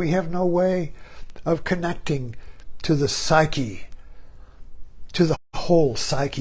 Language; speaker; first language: English; native; English